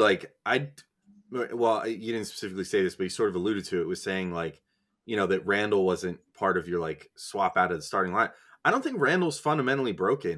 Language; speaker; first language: English; native; English